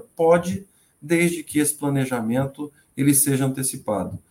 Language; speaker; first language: Portuguese; native; Portuguese